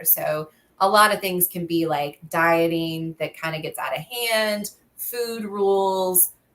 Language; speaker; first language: English; native; English